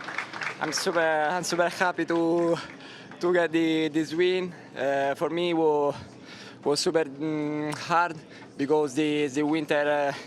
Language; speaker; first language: English; non-native, learner; Italian